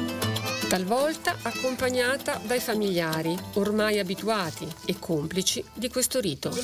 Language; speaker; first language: Italian; native; Italian